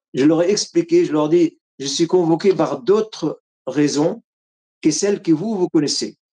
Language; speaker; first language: French; non-native, fluent; Arabic